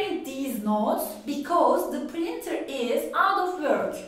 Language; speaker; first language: English; non-native, fluent; Turkish